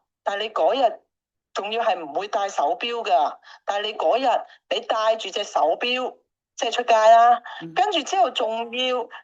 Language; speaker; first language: Cantonese; native; Cantonese